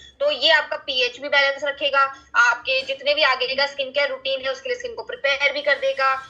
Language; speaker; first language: Hindi; native; Hindi